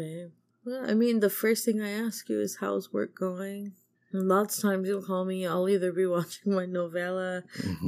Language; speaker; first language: English; native; English